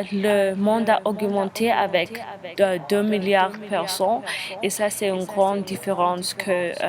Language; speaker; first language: French; non-native, learner; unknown